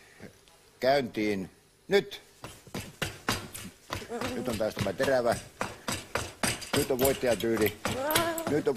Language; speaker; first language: Finnish; native; Finnish